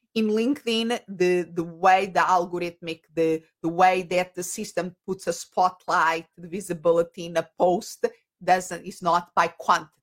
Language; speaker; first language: English; non-native, fluent; Portuguese